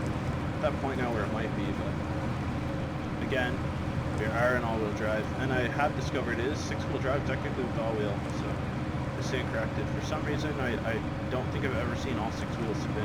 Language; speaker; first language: English; native; English